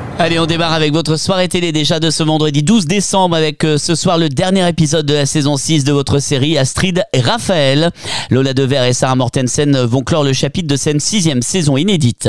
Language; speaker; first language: French; native; French